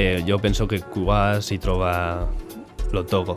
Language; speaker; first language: Italian; non-native, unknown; Spanish